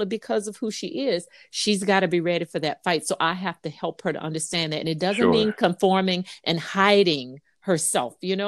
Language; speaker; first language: English; native; English